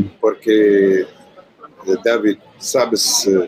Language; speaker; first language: Spanish; non-native, learner; Arabic